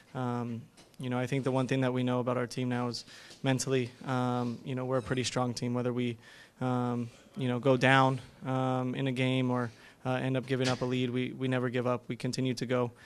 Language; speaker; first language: English; early bilingual, other home language; Spanish